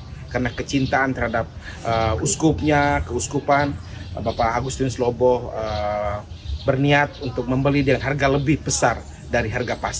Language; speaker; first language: Indonesian; native; Indonesian